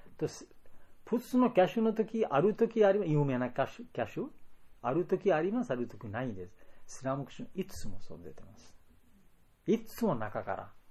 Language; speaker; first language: Japanese; non-native, learner; Bangla